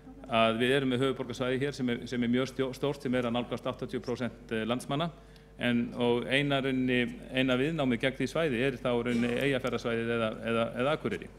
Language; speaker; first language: Icelandic; native; Icelandic